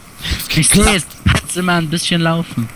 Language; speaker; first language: German; native; German